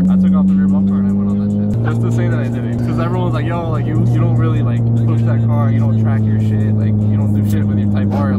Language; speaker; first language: English; native; English